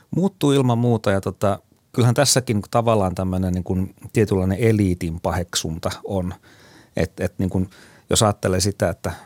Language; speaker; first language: Finnish; native; Finnish